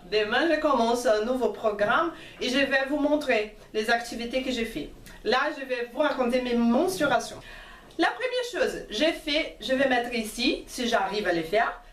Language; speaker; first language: French; non-native, fluent; Portuguese